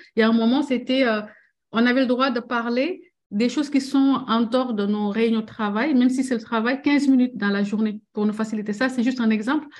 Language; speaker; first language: French; non-native, local second language; Wolof